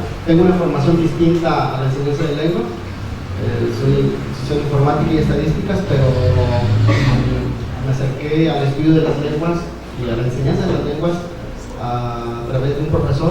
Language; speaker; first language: Spanish; native; Spanish